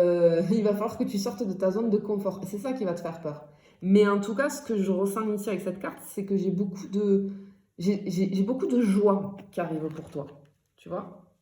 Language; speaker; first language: French; native; French